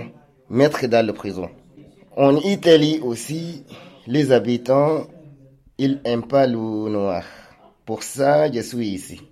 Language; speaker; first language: French; non-native, learner; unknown